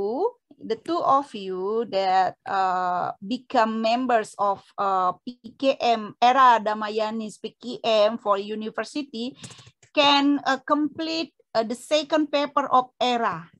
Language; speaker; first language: English; non-native, fluent; Indonesian